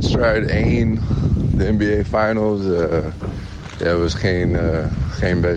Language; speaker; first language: Dutch; non-native, learner; English